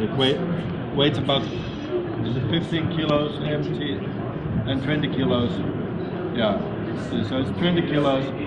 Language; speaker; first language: English; non-native, fluent; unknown